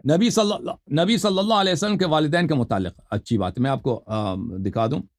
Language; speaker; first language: Urdu; non-native, fluent; Persian